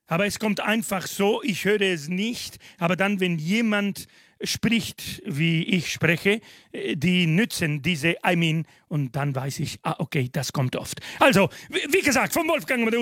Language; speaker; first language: German; non-native, fluent; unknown